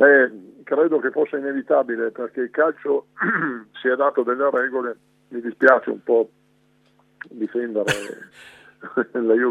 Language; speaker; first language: Italian; native; Italian